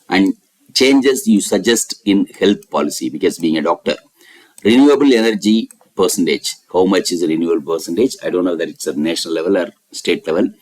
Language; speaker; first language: English; non-native, local second language; Tamil